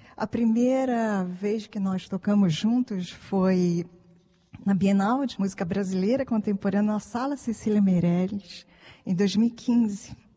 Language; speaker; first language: Portuguese; non-native, fluent; Japanese